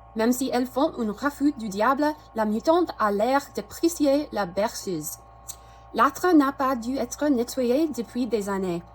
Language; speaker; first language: French; non-native, fluent; English